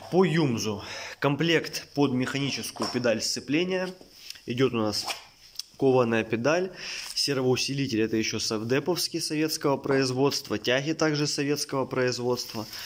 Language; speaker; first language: Russian; native; Russian